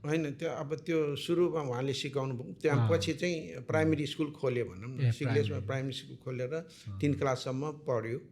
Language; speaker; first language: Nepali; non-native, local second language; Gurung